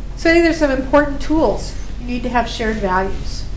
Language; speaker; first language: English; native; English